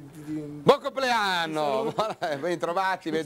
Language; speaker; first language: Italian; native; Italian